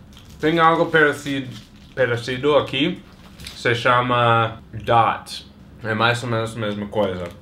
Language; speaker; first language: Portuguese; non-native, fluent; English